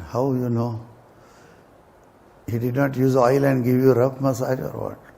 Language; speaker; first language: English; non-native, local second language; Marathi